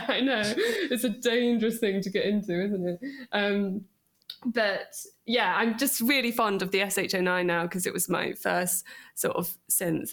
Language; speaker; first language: English; native; English